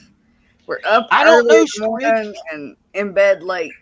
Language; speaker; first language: English; native; English